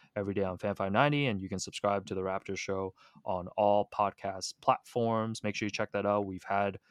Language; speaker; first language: English; early bilingual, other home language; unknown